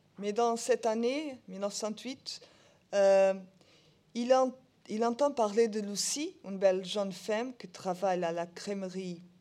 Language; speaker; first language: French; non-native, learner; Portuguese